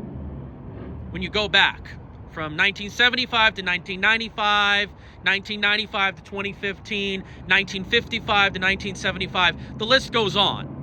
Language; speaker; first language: English; native; English